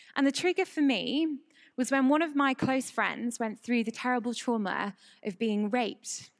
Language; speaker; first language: English; native; English